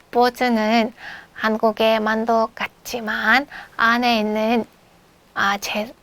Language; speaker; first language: Korean; non-native, fluent; Mongolian